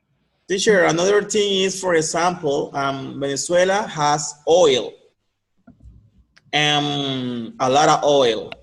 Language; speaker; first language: English; non-native, learner; Spanish